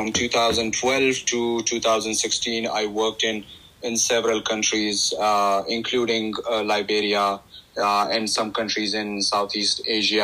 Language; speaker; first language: English; non-native, local second language; Pashto